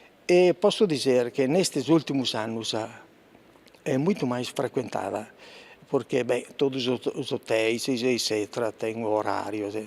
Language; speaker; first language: Portuguese; non-native, fluent; Italian